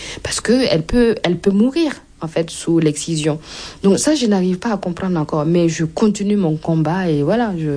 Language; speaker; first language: French; non-native, local second language; Mossi